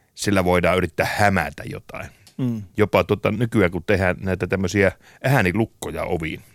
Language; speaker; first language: Finnish; native; Finnish